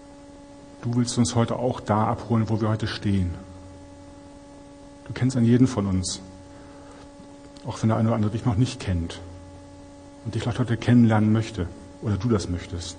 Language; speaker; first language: German; native; German